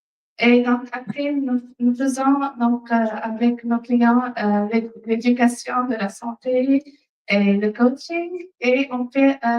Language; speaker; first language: French; non-native, fluent; Arabic